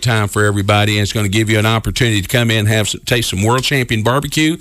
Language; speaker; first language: English; native; English